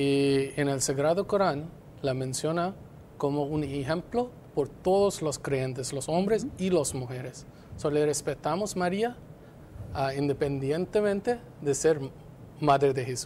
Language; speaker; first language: Spanish; non-native, fluent; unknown